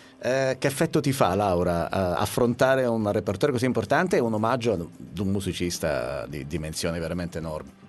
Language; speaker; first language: Italian; native; Italian